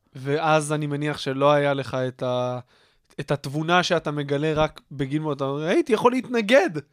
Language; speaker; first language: Hebrew; native; Hebrew